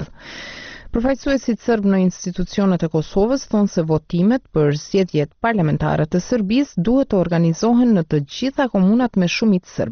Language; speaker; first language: Albanian; native; Albanian